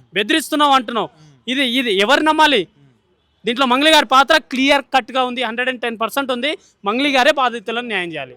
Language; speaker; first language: Telugu; non-native, local second language; Lambadi